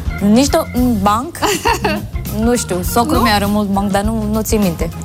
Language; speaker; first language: Romanian; non-native, learner; Filipino